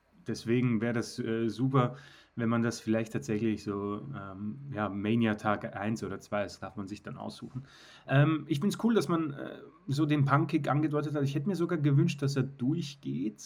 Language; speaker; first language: German; native; German